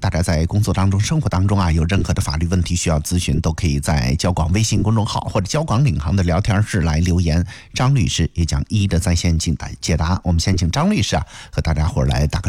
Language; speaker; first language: Chinese; native; Chinese